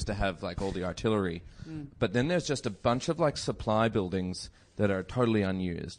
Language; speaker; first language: English; native; English